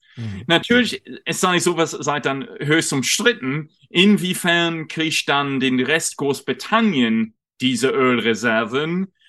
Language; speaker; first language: German; non-native, fluent; English